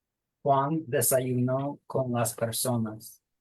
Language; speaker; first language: Spanish; non-native, learner; English